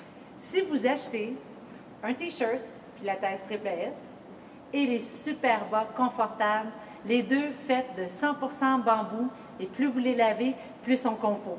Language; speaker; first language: French; native; French